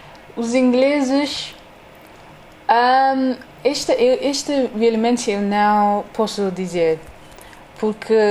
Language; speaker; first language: Portuguese; non-native, learner; English